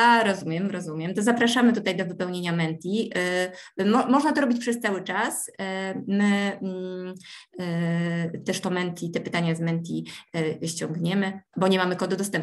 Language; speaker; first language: Polish; native; Polish